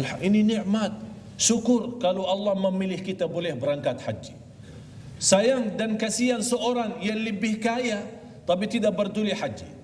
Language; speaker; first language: Malay; non-native, fluent; Arabic